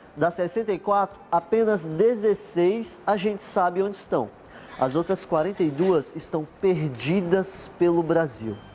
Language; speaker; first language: Portuguese; native; Portuguese